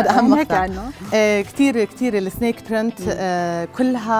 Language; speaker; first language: Arabic; native; Arabic